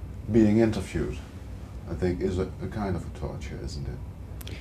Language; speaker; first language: English; non-native, fluent; Dutch